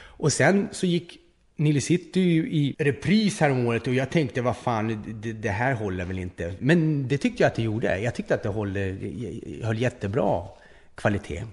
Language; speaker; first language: Swedish; native; Swedish